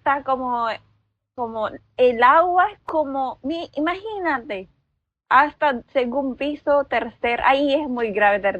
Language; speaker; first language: Spanish; non-native, learner; Filipino